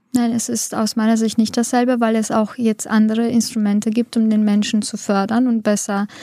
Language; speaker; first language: German; early bilingual, other home language; Romanian